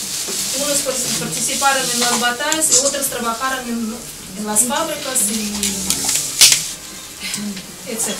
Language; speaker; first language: Spanish; non-native, fluent; Russian